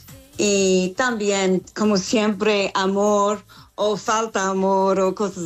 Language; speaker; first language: Spanish; non-native, fluent; English